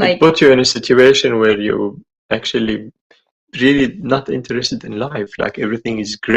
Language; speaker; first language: English; non-native, fluent; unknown